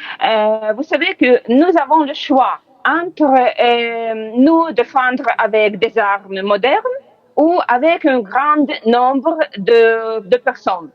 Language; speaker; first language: French; non-native, learner; Ukrainian